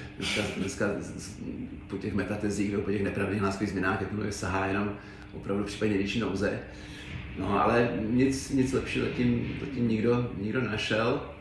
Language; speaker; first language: Czech; native; Czech